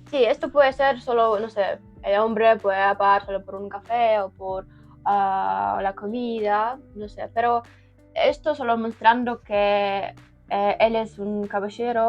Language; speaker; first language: Spanish; non-native, learner; Ukrainian